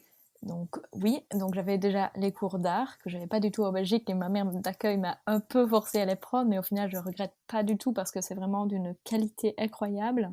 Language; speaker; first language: French; native; French